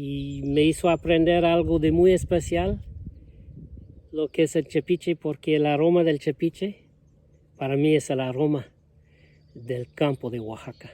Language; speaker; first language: Spanish; non-native, fluent; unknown